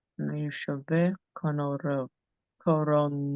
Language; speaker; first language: Hebrew; non-native, learner; English